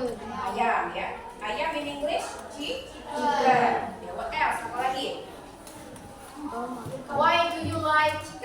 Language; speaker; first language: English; non-native, learner; Indonesian